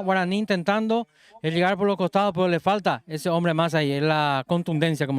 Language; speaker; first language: Spanish; native; Spanish